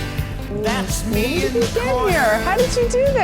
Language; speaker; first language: English; native; English